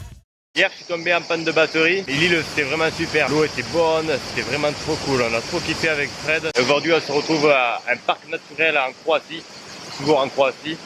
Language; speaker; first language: French; native; French